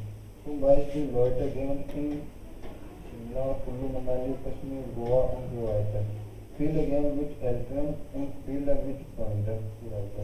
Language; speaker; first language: German; non-native, learner; Hindi